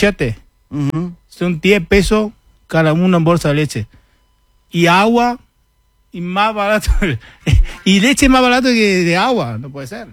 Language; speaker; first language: Spanish; non-native, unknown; Chinese